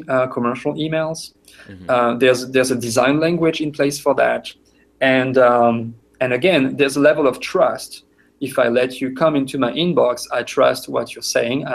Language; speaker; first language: English; non-native, fluent; French